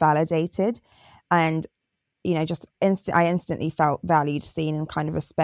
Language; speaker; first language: English; native; English